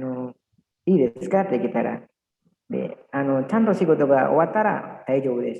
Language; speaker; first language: Japanese; non-native, learner; Indonesian